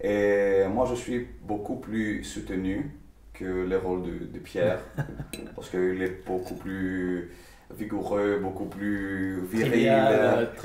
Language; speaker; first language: French; non-native, fluent; Greek